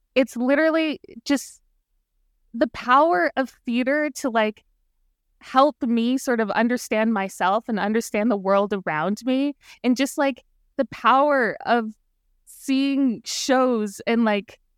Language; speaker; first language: English; native; English